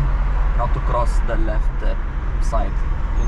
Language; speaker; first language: English; non-native, learner; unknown